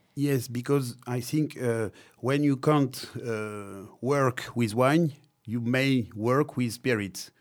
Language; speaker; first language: English; non-native, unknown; French